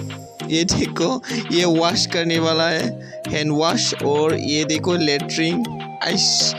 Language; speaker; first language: Hindi; non-native, local second language; Bodo